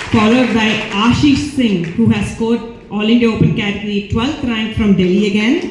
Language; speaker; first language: English; non-native, local second language; Telugu